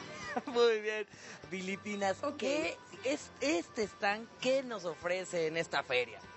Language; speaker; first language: Spanish; native; Spanish